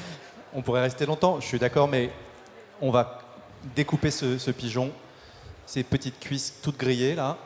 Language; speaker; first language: French; native; French